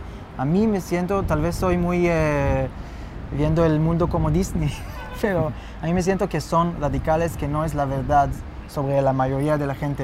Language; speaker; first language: Spanish; non-native, fluent; Hebrew